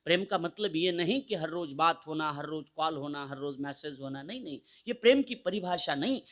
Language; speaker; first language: Hindi; non-native, local second language; Marathi